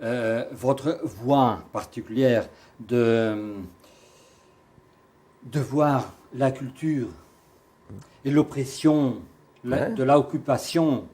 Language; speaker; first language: French; non-native, fluent; Portuguese